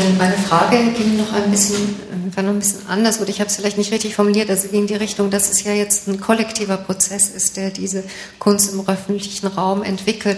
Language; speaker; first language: German; native; German